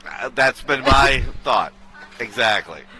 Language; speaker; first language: English; native; English